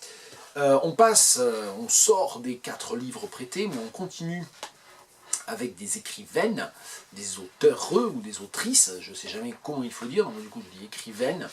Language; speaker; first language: French; native; French